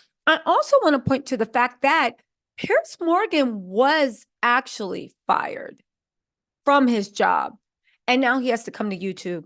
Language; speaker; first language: English; native; English